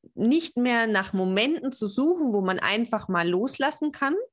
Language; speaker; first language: German; native; German